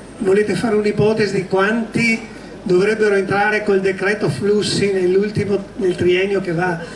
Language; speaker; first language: Italian; native; Italian